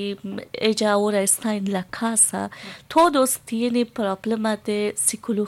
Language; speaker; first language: Spanish; non-native, learner; Persian